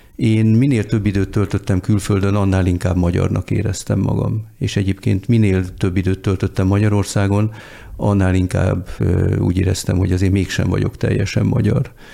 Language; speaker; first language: Hungarian; early bilingual, heritage; Hungarian